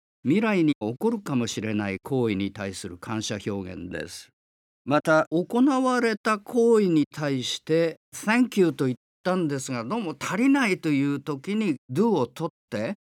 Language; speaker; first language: Japanese; native; Japanese